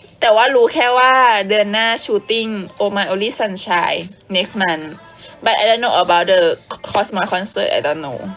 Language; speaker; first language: English; non-native, learner; Thai